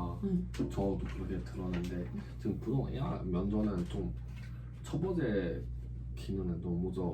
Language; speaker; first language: Korean; non-native, learner; Chinese